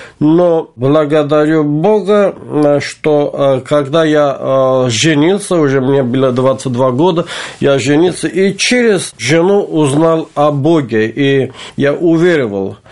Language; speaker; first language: Russian; non-native, local second language; Armenian